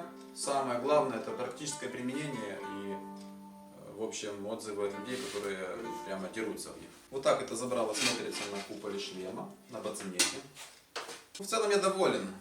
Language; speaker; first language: Russian; native; Russian